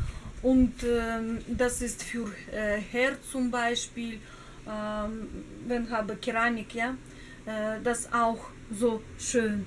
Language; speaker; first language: German; non-native, learner; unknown